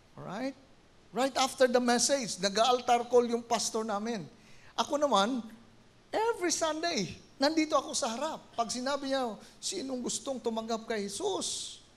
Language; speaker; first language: Filipino; non-native, local second language; Iloko